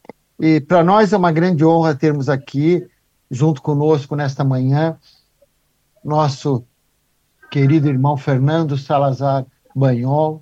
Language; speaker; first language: Portuguese; native; Portuguese